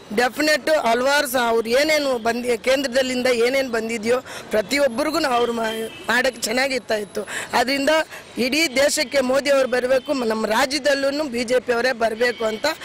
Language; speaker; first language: Kannada; native; Kannada